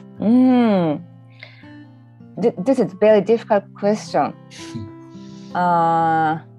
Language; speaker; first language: English; non-native, learner; Japanese